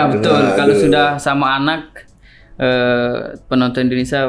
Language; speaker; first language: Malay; non-native, local second language; Sasak